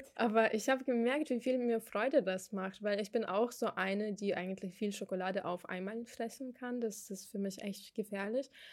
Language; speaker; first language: German; non-native, fluent; Ukrainian